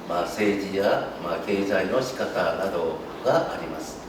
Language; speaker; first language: Japanese; non-native, fluent; Korean